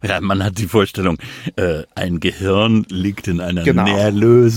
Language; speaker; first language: German; native; German